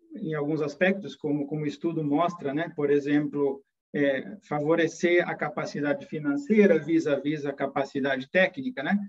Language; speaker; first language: Portuguese; native; Portuguese